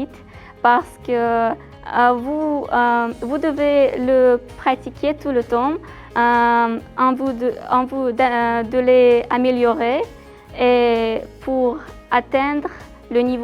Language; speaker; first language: French; non-native, learner; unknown